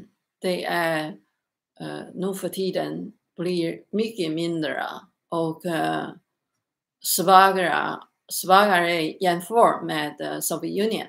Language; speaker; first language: Swedish; non-native, learner; Chinese